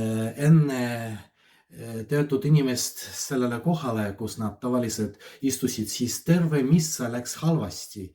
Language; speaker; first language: Estonian; non-native, fluent; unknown